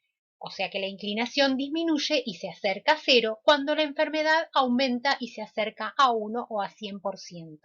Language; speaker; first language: Spanish; native; Spanish